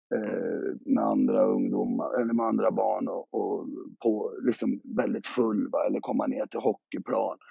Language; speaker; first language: Swedish; native; Swedish